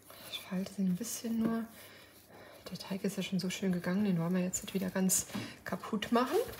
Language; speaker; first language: German; native; German